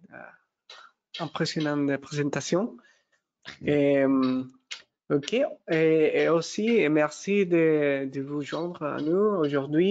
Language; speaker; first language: French; non-native, fluent; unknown